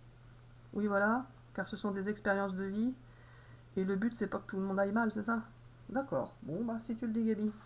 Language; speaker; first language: French; native; French